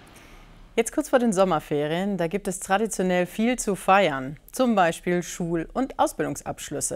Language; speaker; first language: German; native; German